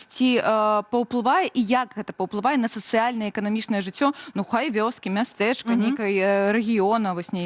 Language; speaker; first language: Belarusian; native; Belarusian